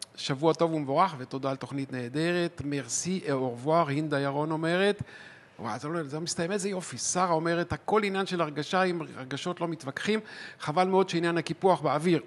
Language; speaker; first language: Hebrew; native; Hebrew